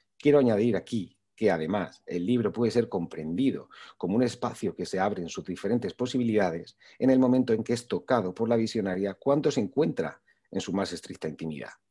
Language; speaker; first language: Spanish; native; Spanish